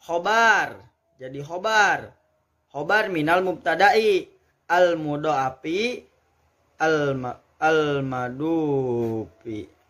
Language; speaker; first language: Arabic; non-native, learner; Indonesian